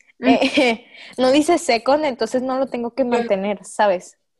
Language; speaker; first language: Spanish; native; Spanish